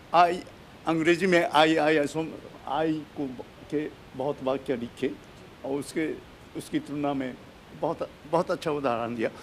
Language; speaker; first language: Hindi; non-native, fluent; Japanese